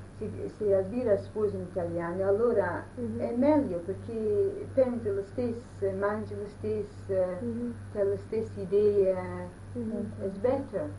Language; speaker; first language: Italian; early bilingual, heritage; Italian